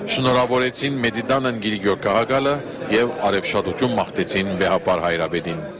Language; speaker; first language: Armenian; early bilingual, heritage; Armenian